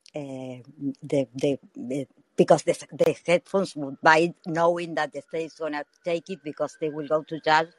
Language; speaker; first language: English; non-native, learner; Spanish